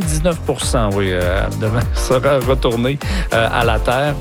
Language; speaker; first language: French; native; French